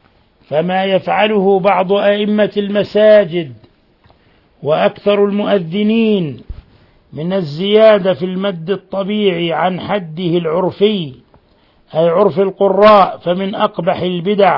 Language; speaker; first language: Arabic; native; Arabic